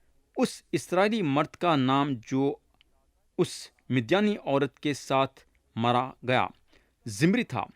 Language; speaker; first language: Urdu; native; Urdu